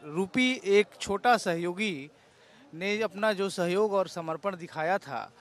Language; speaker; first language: Hindi; native; Hindi